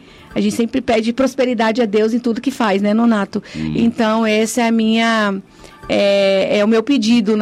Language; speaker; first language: Portuguese; native; Portuguese